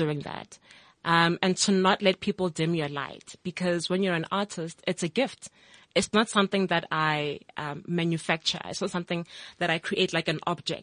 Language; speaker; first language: English; non-native, local second language; Tswana